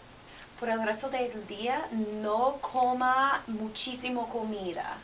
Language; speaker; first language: Spanish; non-native, learner; English